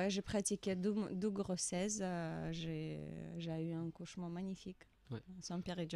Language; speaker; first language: French; non-native, learner; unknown